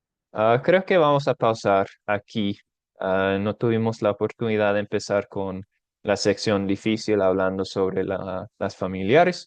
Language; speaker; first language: Spanish; non-native, fluent; English